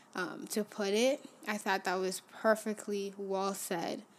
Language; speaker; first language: English; early bilingual, other home language; Haitian Creole